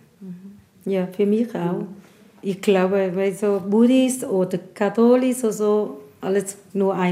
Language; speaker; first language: German; non-native, learner; Vietnamese